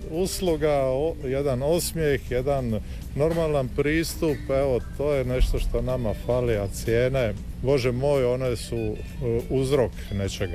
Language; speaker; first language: Croatian; native; Croatian